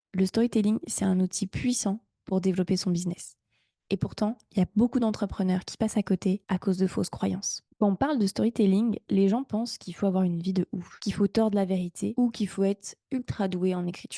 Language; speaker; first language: French; native; French